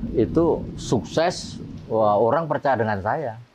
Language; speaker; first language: Indonesian; native; Indonesian